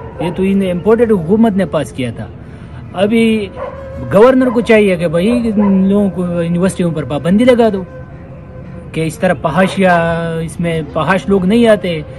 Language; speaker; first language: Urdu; non-native, local second language; Pashto